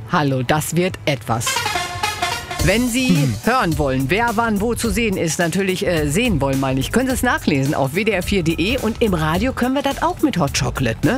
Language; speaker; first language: German; native; German